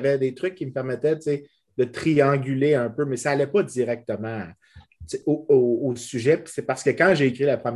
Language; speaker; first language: French; native; French